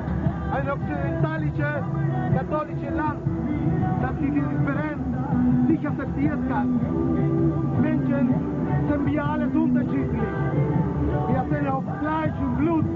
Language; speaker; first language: German; non-native, learner; Spanish